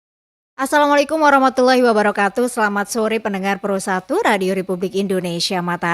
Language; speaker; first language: Indonesian; native; Indonesian